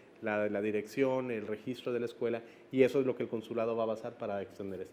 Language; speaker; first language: Spanish; native; Spanish